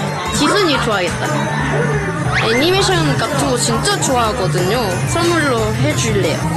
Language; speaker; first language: Korean; non-native, fluent; Thai